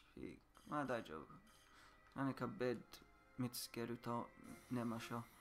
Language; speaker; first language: Japanese; non-native, learner; English